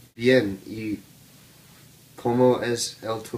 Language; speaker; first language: Spanish; non-native, learner; English